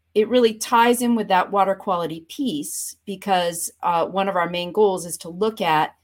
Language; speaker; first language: English; native; English